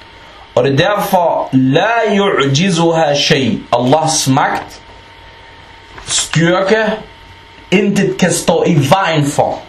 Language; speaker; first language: Danish; non-native, fluent; Arabic